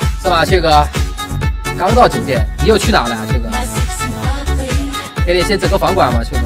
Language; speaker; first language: Chinese; native; Chinese